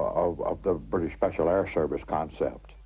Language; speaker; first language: English; native; English